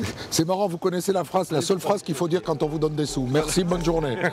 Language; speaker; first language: French; native; French